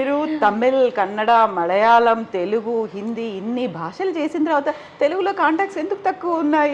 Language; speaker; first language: Telugu; native; Telugu